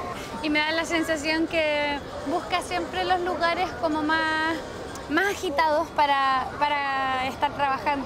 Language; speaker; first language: Spanish; native; Spanish